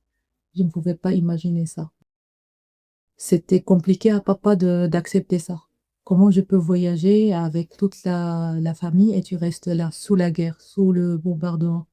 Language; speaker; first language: French; non-native, learner; Arabic